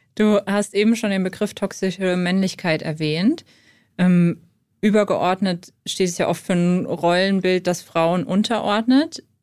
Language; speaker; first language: German; native; German